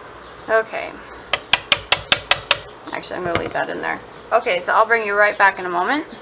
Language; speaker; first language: English; native; English